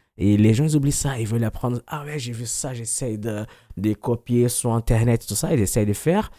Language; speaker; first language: French; non-native, fluent; Portuguese